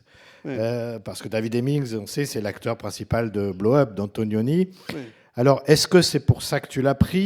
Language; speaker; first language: French; native; French